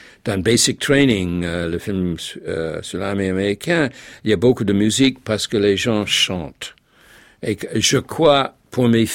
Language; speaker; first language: French; non-native, fluent; English